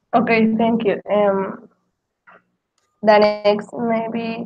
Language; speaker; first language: English; non-native, learner; Spanish